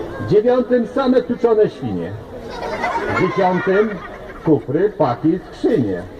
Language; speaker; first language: Polish; native; Polish